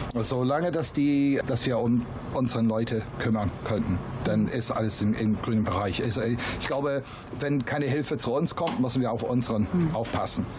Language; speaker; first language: German; non-native, fluent; English